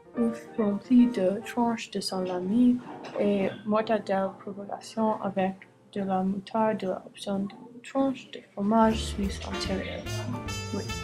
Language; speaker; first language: French; non-native, learner; English